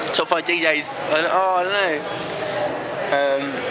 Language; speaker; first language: English; native; English